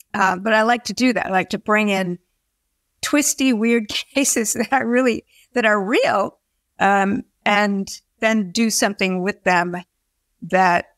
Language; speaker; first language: English; native; English